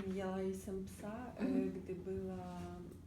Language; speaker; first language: Czech; non-native, learner; Ukrainian